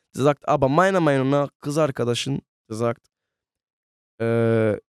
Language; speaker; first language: Turkish; early bilingual, heritage; Turkish